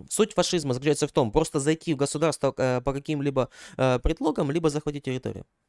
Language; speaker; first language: Russian; native; Russian